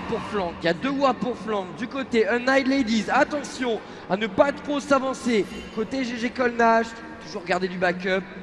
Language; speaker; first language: French; native; French